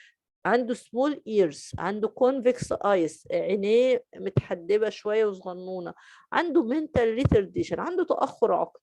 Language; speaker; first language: Arabic; native; Arabic